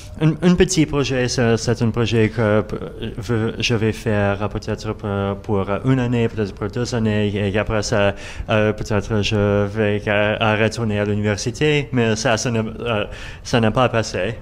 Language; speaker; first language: French; non-native, learner; Russian